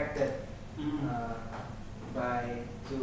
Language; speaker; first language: English; non-native, learner; Indonesian